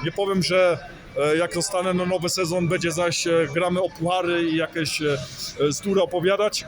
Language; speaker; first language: Polish; early bilingual, heritage; Polish